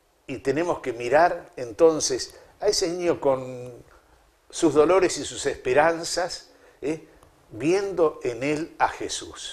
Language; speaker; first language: Spanish; native; Spanish